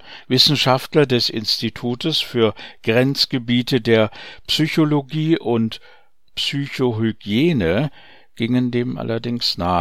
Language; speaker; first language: German; native; German